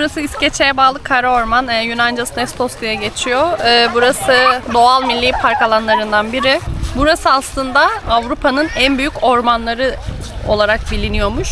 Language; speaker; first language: Turkish; native; Turkish